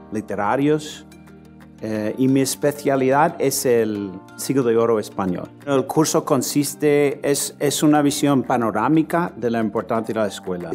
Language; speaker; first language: Spanish; non-native, fluent; English